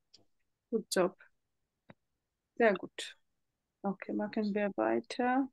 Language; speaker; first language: German; non-native, fluent; Bangla